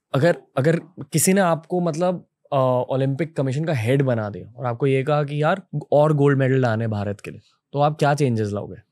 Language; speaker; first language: Hindi; native; Hindi